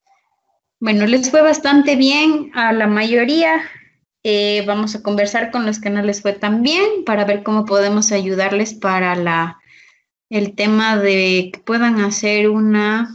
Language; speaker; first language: Spanish; native; Spanish